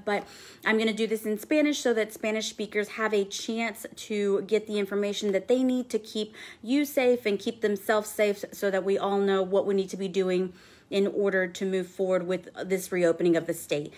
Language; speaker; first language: English; early bilingual, other home language; Spanish